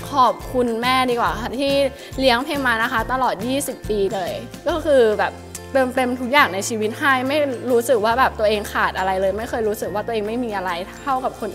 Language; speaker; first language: Thai; native; Thai